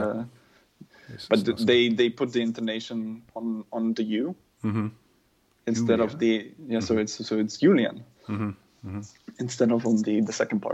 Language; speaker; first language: English; non-native, fluent; German